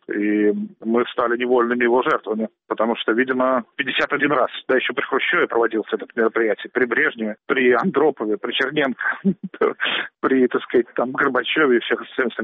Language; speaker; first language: Russian; native; Russian